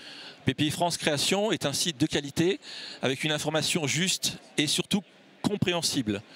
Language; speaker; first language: French; native; French